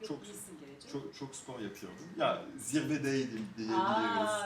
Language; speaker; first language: Turkish; non-native, fluent; French